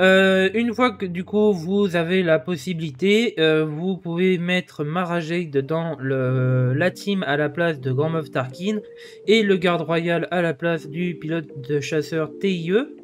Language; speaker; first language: French; native; French